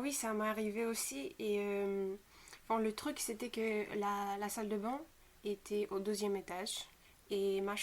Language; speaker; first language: French; non-native, fluent; Bulgarian